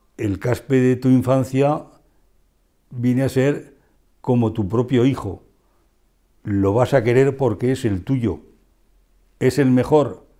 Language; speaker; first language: Spanish; early bilingual, heritage; Spanish